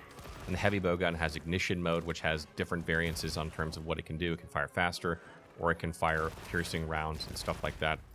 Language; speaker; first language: English; native; English